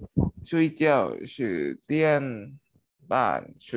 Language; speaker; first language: Chinese; non-native, learner; Thai